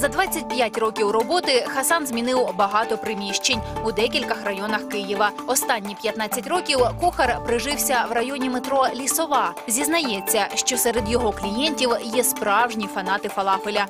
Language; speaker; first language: Ukrainian; native; Ukrainian